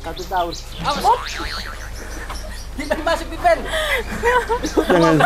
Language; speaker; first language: Indonesian; native; Indonesian